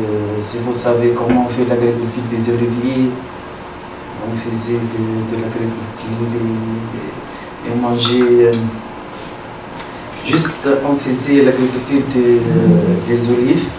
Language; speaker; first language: French; non-native, learner; Arabic